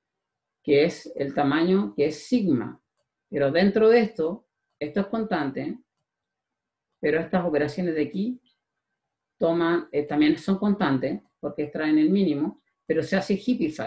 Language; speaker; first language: Spanish; native; Spanish